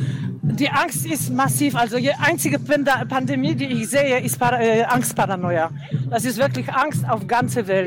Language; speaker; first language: German; non-native, fluent; Polish